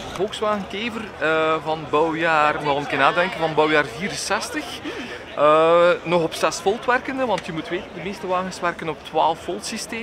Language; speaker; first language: Dutch; native; Dutch